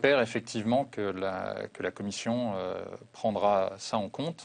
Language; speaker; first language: French; native; French